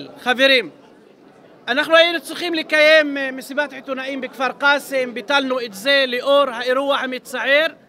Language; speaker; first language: Hebrew; non-native, local second language; Arabic